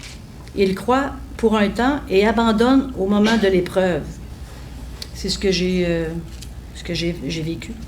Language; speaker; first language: French; native; French